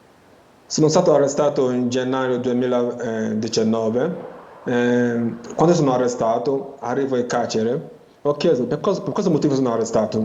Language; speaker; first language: Italian; non-native, learner; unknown